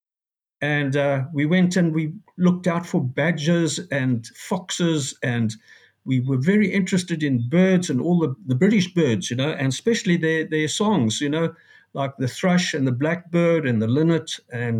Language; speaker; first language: English; native; English